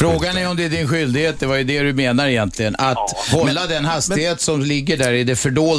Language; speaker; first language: Swedish; native; Swedish